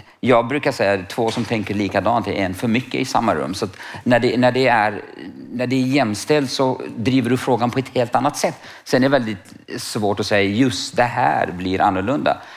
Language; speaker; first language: Swedish; non-native, fluent; Kurdish